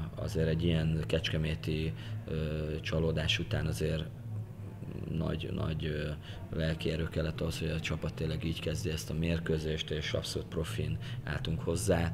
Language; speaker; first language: Hungarian; native; Hungarian